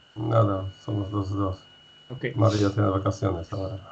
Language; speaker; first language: Spanish; non-native, fluent; Polish